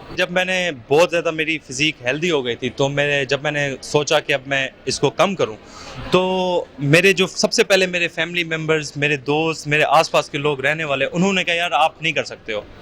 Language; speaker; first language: Urdu; native; Urdu